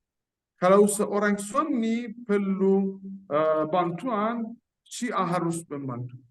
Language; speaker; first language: Indonesian; non-native, fluent; Persian